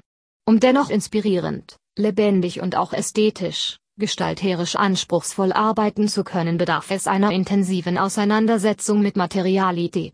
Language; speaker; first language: German; native; German